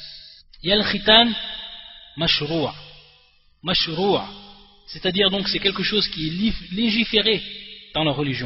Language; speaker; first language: French; native; French